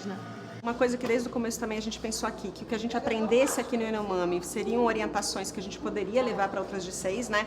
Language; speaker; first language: Portuguese; native; Portuguese